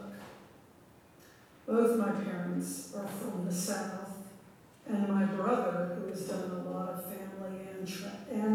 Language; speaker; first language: English; native; English